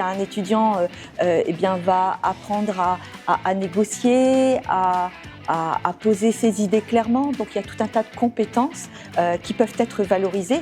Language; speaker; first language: French; native; French